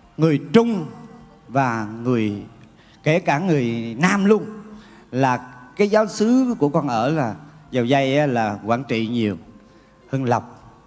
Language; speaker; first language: Vietnamese; native; Vietnamese